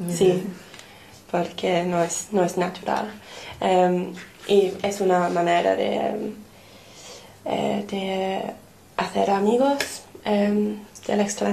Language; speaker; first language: Spanish; non-native, fluent; English